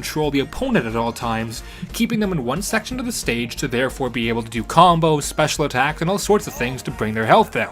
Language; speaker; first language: English; native; English